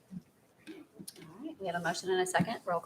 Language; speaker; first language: English; native; English